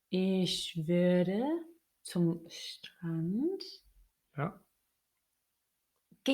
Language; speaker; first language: German; non-native, learner; English